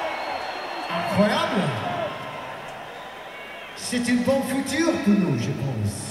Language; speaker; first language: French; non-native, learner; English